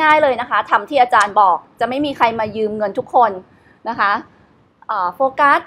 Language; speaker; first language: Thai; native; Thai